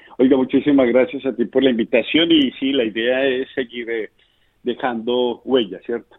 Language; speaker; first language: Spanish; native; Spanish